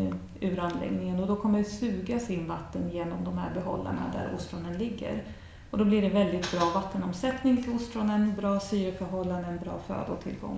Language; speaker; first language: Swedish; native; Swedish